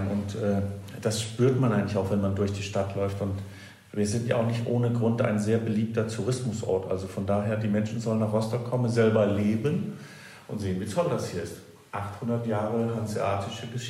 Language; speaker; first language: German; non-native, fluent; Danish